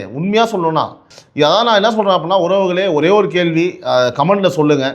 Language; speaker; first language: Tamil; native; Tamil